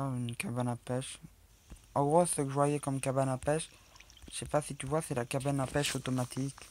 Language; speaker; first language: French; native; French